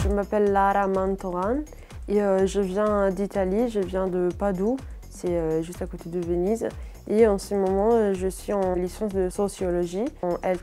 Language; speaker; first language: French; non-native, fluent; Italian